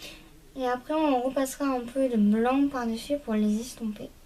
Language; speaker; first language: French; native; French